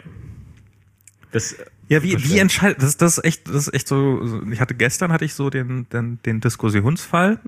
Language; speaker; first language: German; native; German